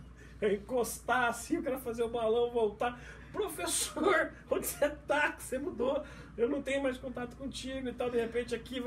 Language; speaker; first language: Portuguese; native; Portuguese